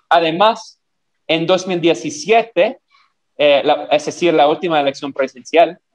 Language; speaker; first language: Spanish; non-native, fluent; English